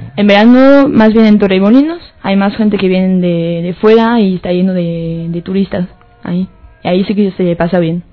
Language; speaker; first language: Spanish; non-native, fluent; French